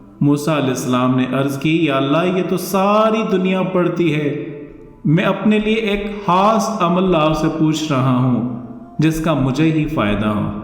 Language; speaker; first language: Urdu; non-native, local second language; Northern Hindko